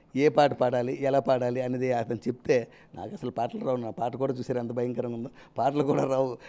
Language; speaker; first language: Telugu; native; Telugu